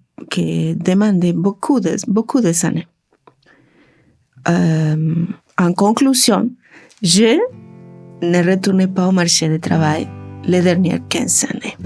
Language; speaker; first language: French; non-native, learner; Spanish